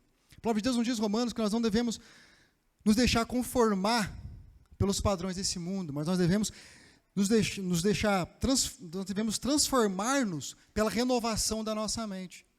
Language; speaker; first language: Portuguese; native; Portuguese